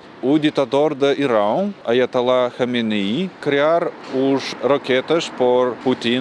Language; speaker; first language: Portuguese; non-native, learner; Russian